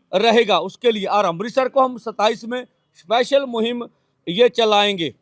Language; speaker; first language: Hindi; non-native, local second language; Punjabi